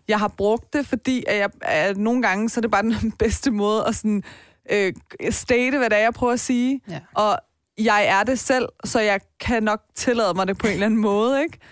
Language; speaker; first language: Danish; early bilingual, other home language; Persian